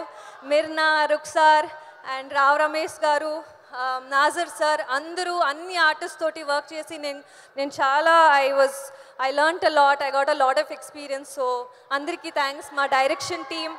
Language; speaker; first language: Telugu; non-native, learner; Kannada